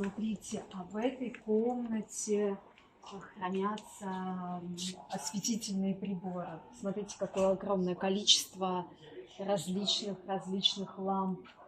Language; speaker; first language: Russian; native; Russian